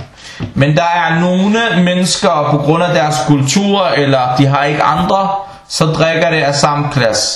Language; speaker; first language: Danish; non-native, fluent; Arabic